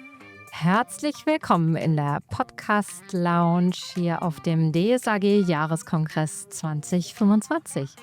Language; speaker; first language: German; native; German